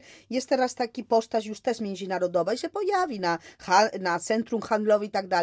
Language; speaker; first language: Polish; non-native, fluent; Spanish